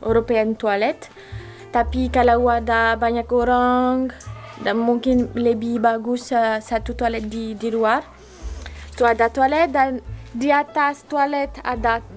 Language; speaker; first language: Indonesian; non-native, learner; French